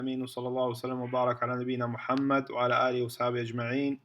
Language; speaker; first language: Arabic; non-native, fluent; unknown